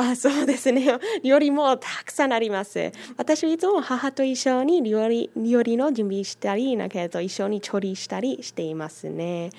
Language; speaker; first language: Japanese; non-native, fluent; English